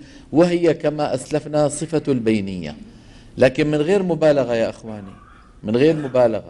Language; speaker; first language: Arabic; native; Arabic